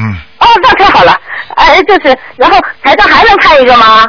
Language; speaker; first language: Chinese; native; Chinese